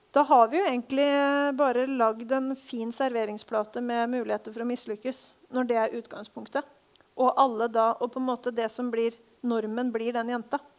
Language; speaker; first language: Norwegian; native; Norwegian